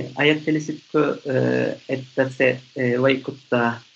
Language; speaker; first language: Finnish; non-native, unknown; Turkish